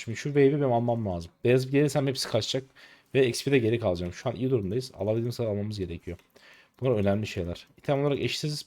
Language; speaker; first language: Turkish; native; Turkish